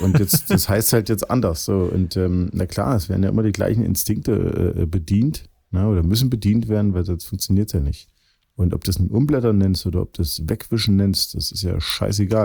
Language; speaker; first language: German; native; German